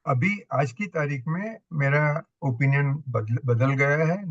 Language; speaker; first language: Hindi; non-native, local second language; Gujarati